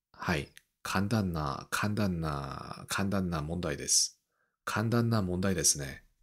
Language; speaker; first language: Japanese; non-native, learner; Korean